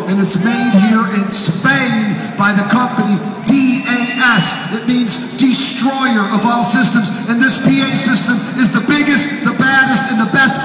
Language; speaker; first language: English; native; English